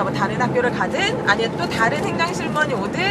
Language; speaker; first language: Korean; native; Korean